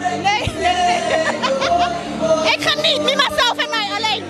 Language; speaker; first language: Dutch; early bilingual, other home language; Papiamento